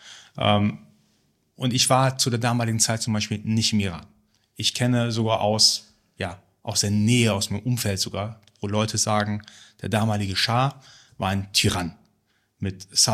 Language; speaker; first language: German; early bilingual, other home language; Persian